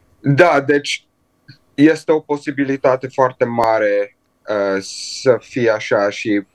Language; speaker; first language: Romanian; early bilingual, heritage; Romanian